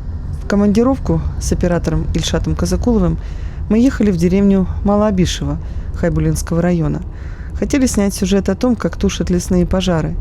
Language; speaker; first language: Russian; native; Russian